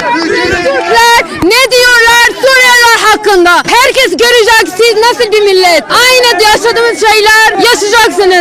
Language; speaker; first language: Turkish; non-native, learner; Arabic